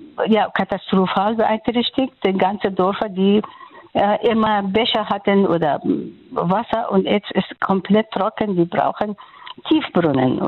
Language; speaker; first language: German; non-native, fluent; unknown